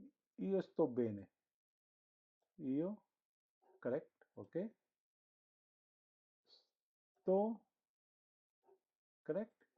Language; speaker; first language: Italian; non-native, fluent; Hindi